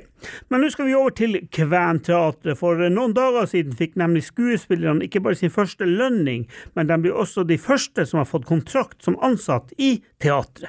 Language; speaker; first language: Norwegian; native; Norwegian